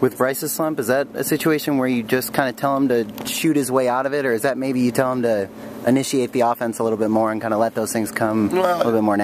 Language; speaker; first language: English; native; English